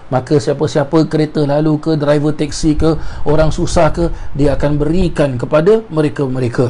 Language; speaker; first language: Malay; native; Malay